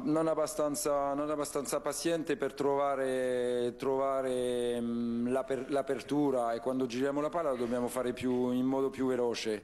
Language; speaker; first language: Italian; non-native, fluent; French